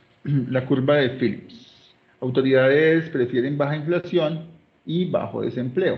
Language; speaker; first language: Spanish; native; Spanish